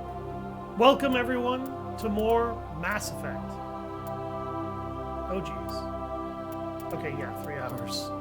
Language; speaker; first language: English; native; English